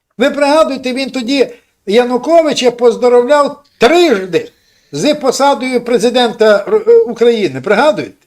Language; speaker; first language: Ukrainian; native; Ukrainian